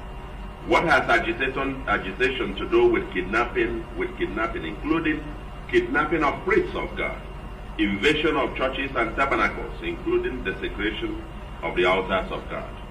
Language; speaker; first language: English; non-native, local second language; Igbo